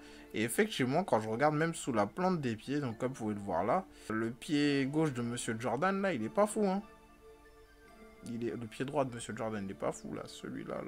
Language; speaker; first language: French; native; French